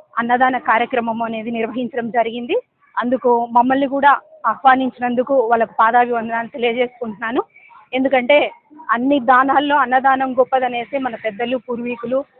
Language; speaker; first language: Telugu; native; Telugu